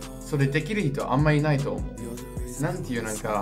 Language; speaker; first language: Japanese; non-native, fluent; English